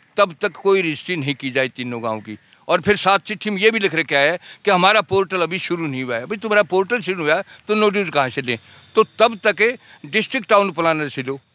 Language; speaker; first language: Hindi; native; Hindi